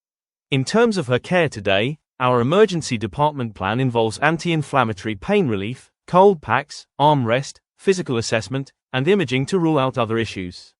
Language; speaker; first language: English; non-native, fluent; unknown